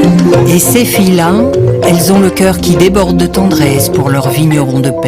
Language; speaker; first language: French; native; French